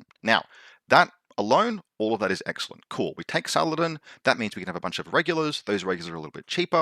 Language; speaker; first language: English; native; English